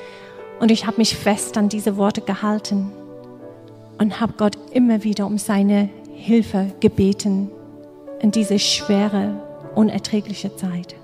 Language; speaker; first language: German; non-native, fluent; English